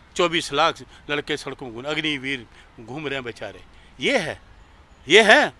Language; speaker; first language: Hindi; native; Hindi